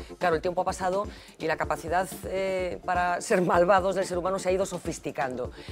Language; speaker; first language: Spanish; native; Spanish